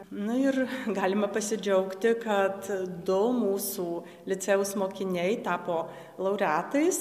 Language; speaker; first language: Lithuanian; native; Lithuanian